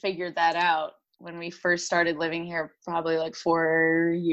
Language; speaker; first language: English; native; English